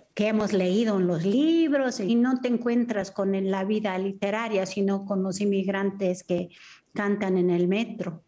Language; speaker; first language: Spanish; early bilingual, heritage; Spanish